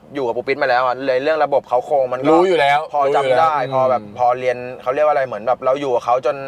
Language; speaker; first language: Thai; native; Thai